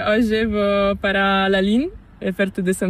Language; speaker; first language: Spanish; non-native, learner; Italian